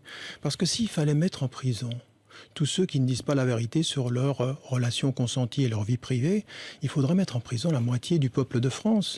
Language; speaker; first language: French; early bilingual, other home language; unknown